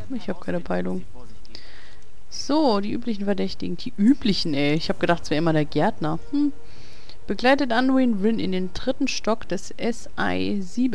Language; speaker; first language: German; native; German